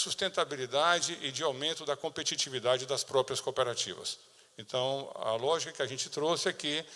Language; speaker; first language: Portuguese; native; Portuguese